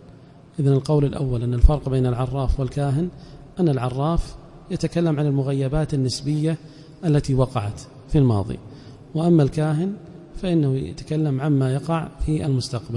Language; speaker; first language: Arabic; native; Arabic